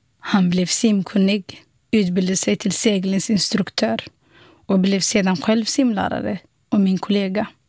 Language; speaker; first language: Swedish; non-native, fluent; Somali